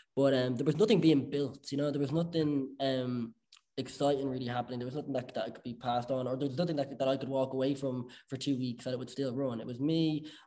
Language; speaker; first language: English; native; English